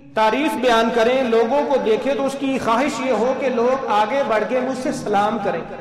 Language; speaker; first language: Urdu; non-native, local second language; Punjabi